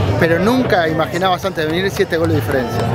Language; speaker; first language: Spanish; native; Spanish